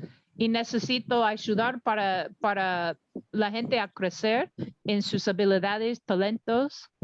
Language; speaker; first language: Spanish; non-native, learner; English